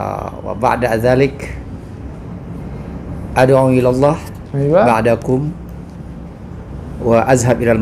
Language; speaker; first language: Arabic; non-native, learner; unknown